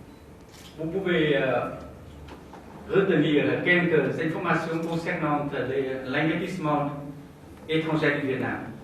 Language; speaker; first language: French; non-native, fluent; Vietnamese